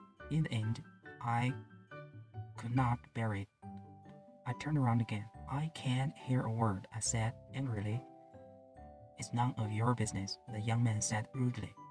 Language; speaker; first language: English; non-native, learner; Chinese